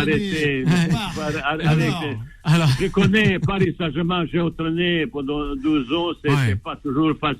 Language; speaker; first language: French; non-native, fluent; Bosnian